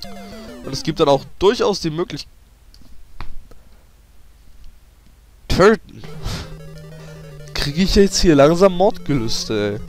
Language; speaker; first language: German; native; German